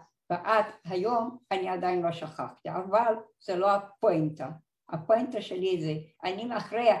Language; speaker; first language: Hebrew; non-native, fluent; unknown